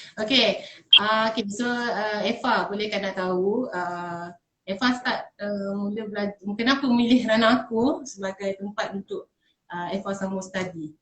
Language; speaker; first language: Malay; native; Malay